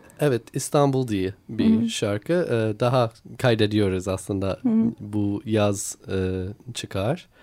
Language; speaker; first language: Turkish; non-native, learner; English